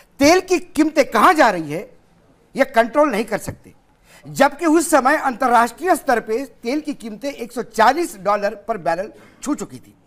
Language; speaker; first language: Hindi; native; Hindi